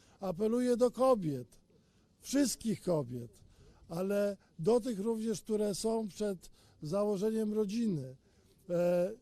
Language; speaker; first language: Polish; native; Polish